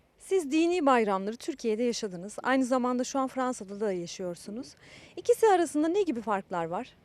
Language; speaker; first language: Turkish; native; Turkish